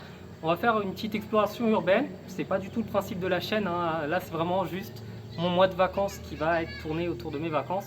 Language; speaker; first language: French; native; French